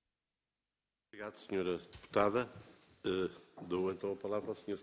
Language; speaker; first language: Portuguese; native; Portuguese